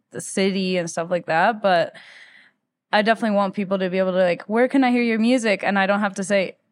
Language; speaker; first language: English; early bilingual, other home language; Spanish